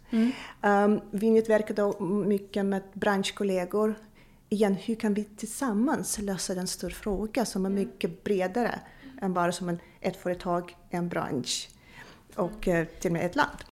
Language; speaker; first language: Swedish; non-native, fluent; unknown